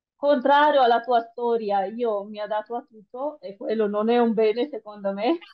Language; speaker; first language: Italian; non-native, fluent; Romanian